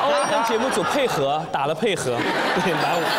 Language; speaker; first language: Chinese; native; Chinese